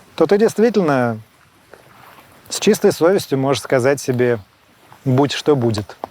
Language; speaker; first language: Russian; native; Russian